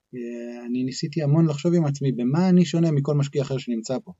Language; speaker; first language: Hebrew; native; Hebrew